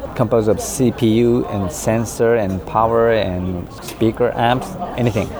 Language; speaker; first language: English; non-native, fluent; Japanese